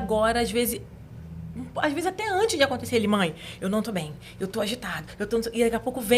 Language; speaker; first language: Portuguese; native; Portuguese